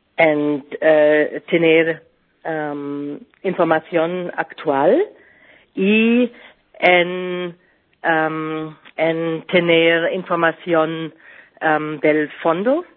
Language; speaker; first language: Spanish; non-native, learner; German